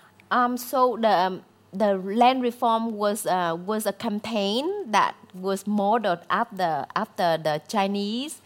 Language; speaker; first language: English; non-native, fluent; Vietnamese